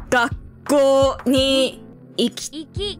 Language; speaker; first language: Japanese; non-native, learner; English